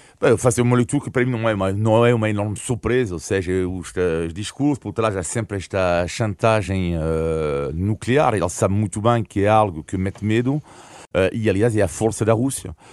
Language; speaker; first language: Portuguese; non-native, fluent; French